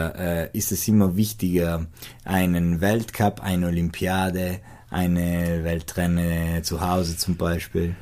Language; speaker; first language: German; non-native, local second language; Italian